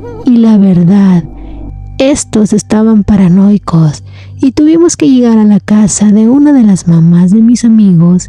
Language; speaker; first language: Spanish; native; Spanish